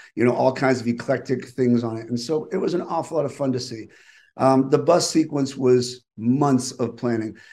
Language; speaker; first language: English; native; English